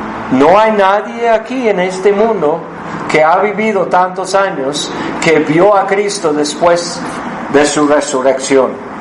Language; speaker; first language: Spanish; non-native, fluent; English